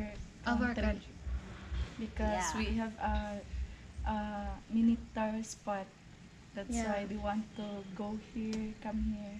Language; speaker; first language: English; non-native, local second language; Filipino